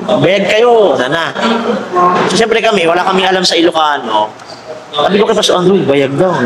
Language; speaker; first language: Filipino; native; Filipino